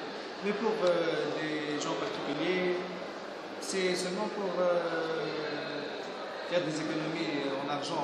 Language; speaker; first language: French; non-native, local second language; Arabic